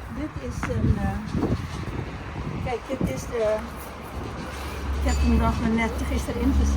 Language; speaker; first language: Dutch; native; Dutch